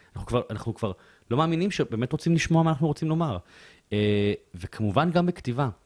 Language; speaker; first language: Hebrew; native; Hebrew